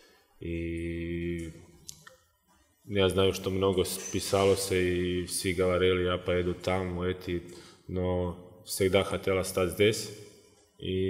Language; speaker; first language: Russian; non-native, fluent; Croatian